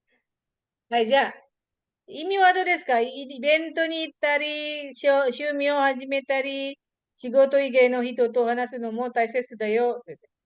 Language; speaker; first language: Japanese; non-native, fluent; Indonesian